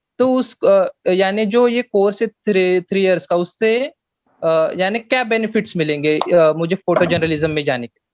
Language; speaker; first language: Hindi; non-native, local second language; Marathi